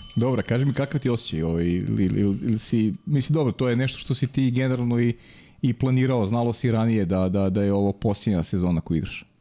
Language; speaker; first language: Serbian; native; Serbian